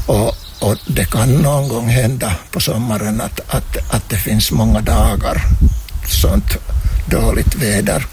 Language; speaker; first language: Swedish; non-native, fluent; Finnish